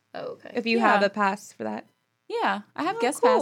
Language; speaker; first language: English; native; English